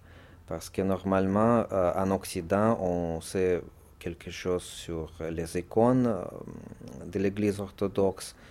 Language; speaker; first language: French; non-native, fluent; Russian